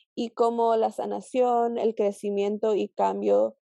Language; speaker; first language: Spanish; early bilingual, heritage; Spanish